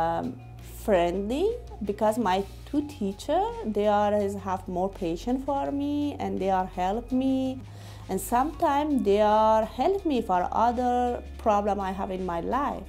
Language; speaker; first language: English; non-native, learner; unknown